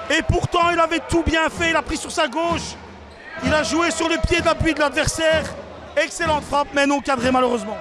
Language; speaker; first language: French; native; French